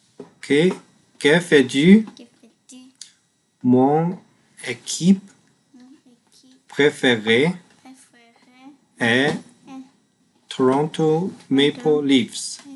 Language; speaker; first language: French; non-native, learner; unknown